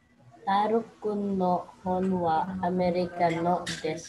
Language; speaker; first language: Japanese; non-native, learner; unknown